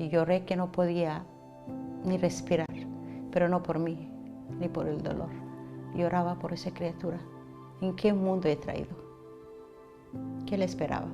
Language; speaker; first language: Spanish; non-native, fluent; Somali